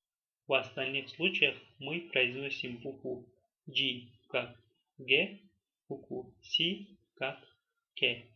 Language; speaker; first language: Russian; non-native, local second language; Tajik